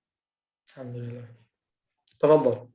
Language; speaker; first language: Arabic; non-native, fluent; English